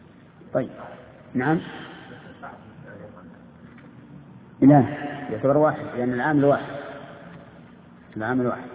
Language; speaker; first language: Arabic; native; Arabic